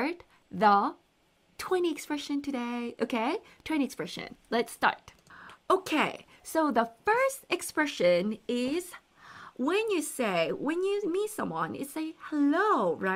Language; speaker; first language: English; non-native, fluent; Korean